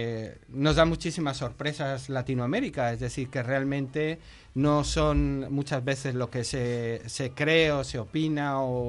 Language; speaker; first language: Spanish; native; Spanish